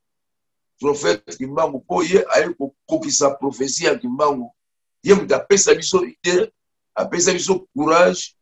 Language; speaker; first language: French; non-native, local second language; Lingala